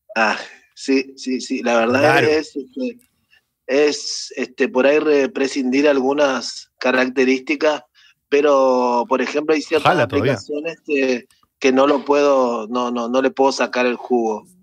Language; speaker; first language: Spanish; native; Spanish